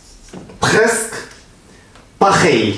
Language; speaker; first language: French; non-native, learner; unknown